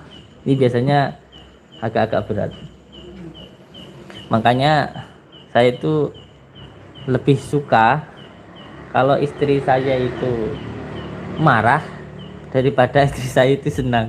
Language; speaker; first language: Indonesian; non-native, local second language; Javanese